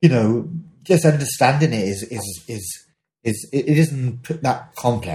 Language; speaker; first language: English; native; English